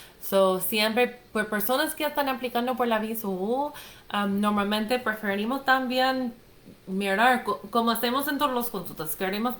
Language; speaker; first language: Spanish; non-native, fluent; English